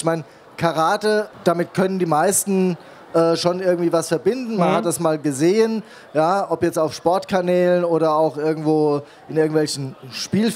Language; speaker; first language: German; native; German